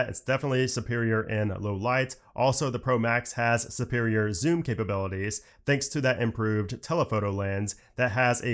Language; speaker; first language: English; native; English